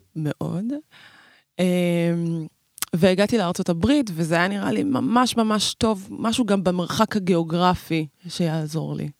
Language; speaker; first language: Hebrew; native; Hebrew